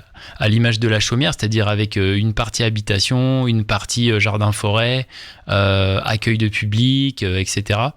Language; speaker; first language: French; native; French